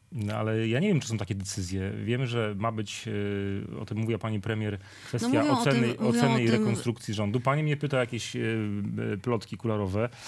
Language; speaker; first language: Polish; native; Polish